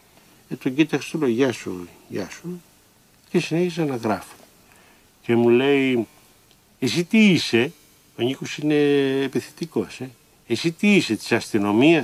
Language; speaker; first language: Greek; native; Greek